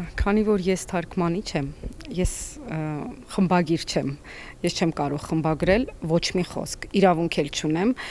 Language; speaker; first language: Armenian; non-native, local second language; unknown